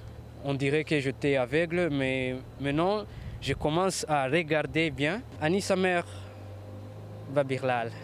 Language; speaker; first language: French; non-native, local second language; Kinyarwanda